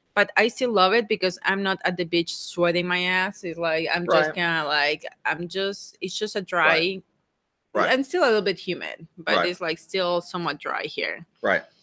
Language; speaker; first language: English; non-native, fluent; Spanish